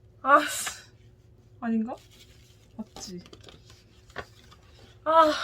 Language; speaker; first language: Korean; native; Korean